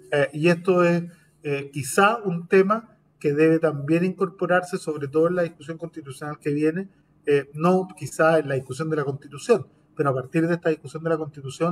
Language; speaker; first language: Spanish; native; Spanish